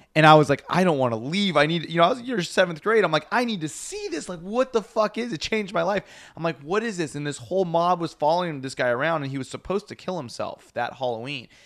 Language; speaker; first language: English; native; English